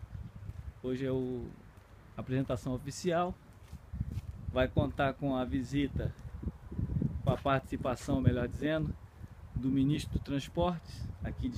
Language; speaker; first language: Portuguese; native; Portuguese